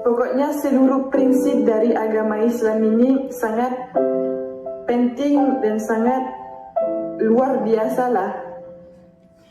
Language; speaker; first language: Indonesian; non-native, fluent; French